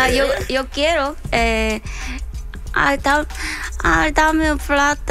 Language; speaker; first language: Spanish; non-native, learner; Korean